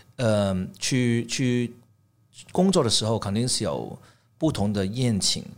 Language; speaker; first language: Chinese; non-native, fluent; Cantonese